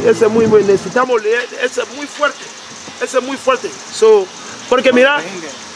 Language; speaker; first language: Spanish; non-native, learner; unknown